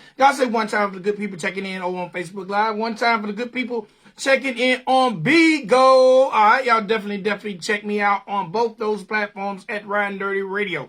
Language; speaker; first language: English; native; English